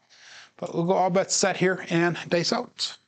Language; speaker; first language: English; native; English